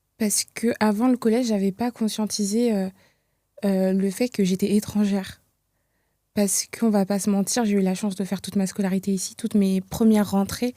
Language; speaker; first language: French; early bilingual, other home language; Kinyarwanda